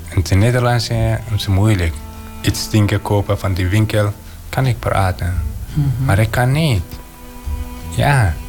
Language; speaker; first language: Dutch; non-native, learner; Persian